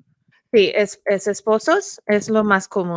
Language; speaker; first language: Spanish; non-native, fluent; English